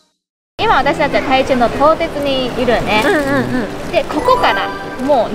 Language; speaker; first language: Japanese; non-native, fluent; Chinese